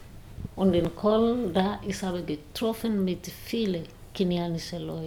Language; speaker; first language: German; non-native, learner; Swahili